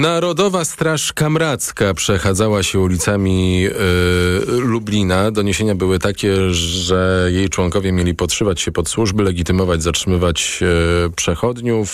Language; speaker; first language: Polish; native; Polish